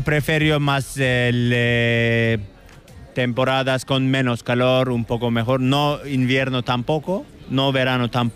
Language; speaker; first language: Spanish; non-native, learner; Turkish